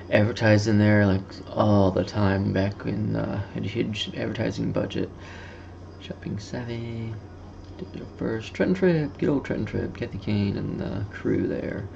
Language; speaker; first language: English; native; English